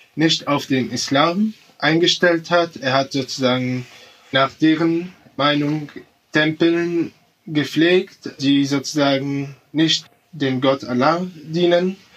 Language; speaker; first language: German; non-native, fluent; Arabic